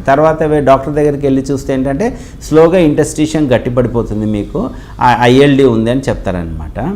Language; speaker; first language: Telugu; native; Telugu